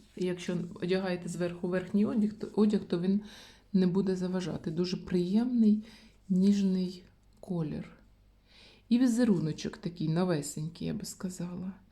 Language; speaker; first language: Ukrainian; non-native, local second language; Russian